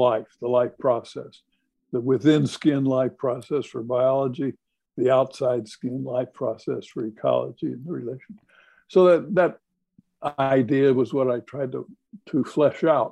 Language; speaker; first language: English; native; English